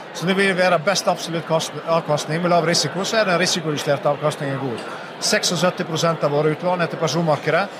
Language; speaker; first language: Norwegian; native; Norwegian